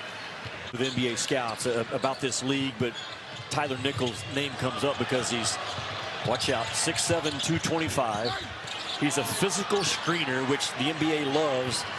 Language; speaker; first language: English; native; English